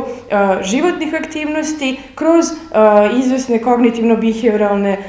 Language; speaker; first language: Serbian; native; Serbian